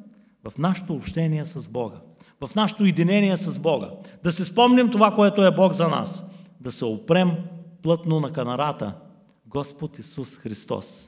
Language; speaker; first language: Bulgarian; native; Bulgarian